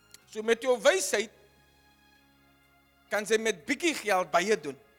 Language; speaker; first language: Afrikaans; early bilingual, heritage; Afrikaans